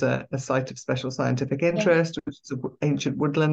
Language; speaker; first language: English; native; English